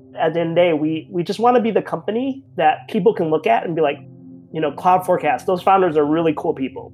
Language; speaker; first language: English; native; English